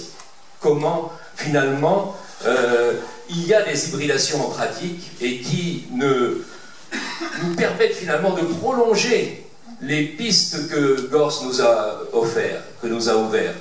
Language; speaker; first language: French; native; French